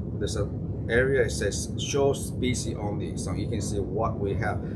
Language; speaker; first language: English; non-native, fluent; Chinese